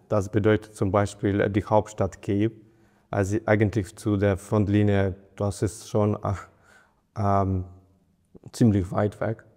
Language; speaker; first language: German; non-native, fluent; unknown